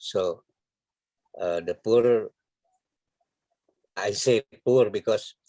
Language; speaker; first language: English; non-native, learner; Indonesian